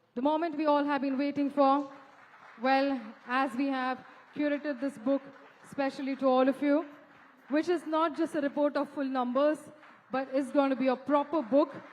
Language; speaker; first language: English; non-native, local second language; Marathi